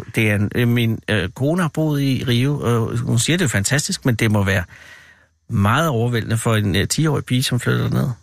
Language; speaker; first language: Danish; native; Danish